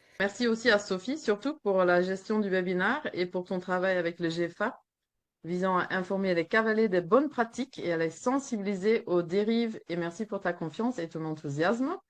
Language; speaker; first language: French; non-native, local second language; Dutch